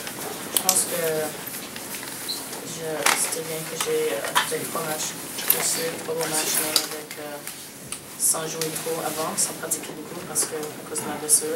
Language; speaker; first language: French; non-native, local second language; English